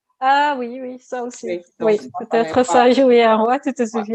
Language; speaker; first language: French; non-native, learner; Dutch